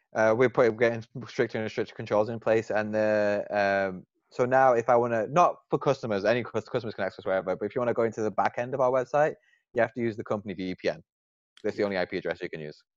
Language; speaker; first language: English; native; English